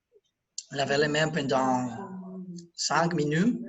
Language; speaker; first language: French; non-native, learner; Spanish